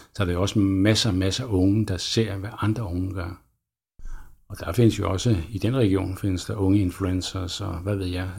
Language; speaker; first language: Danish; native; Danish